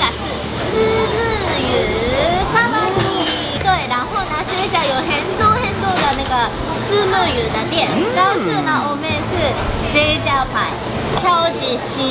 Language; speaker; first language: Chinese; early bilingual, heritage; Japanese